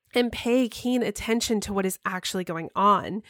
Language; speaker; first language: English; native; English